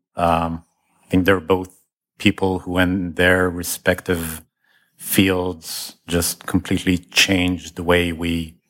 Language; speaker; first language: English; non-native, fluent; Hebrew